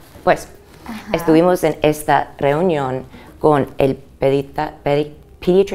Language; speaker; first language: Spanish; early bilingual, heritage; English